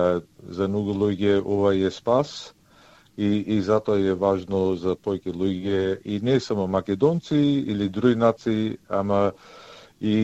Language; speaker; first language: Macedonian; early bilingual, heritage; Macedonian